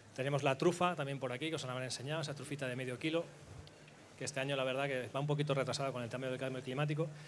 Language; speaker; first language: Spanish; native; Spanish